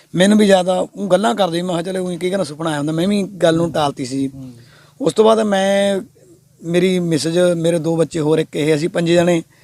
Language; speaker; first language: Punjabi; native; Punjabi